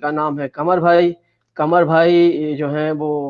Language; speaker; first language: Hindi; non-native, fluent; Urdu